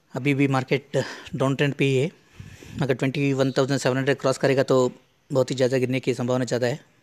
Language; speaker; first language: Hindi; non-native, local second language; Kannada